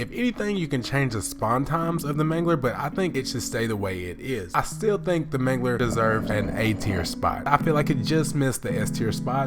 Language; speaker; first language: English; native; English